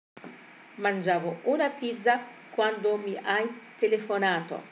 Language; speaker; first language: Italian; non-native, fluent; Arabic